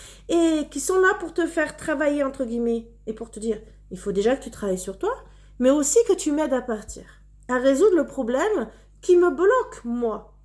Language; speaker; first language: French; native; French